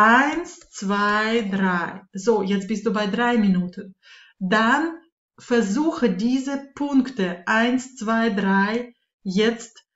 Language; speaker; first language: German; non-native, fluent; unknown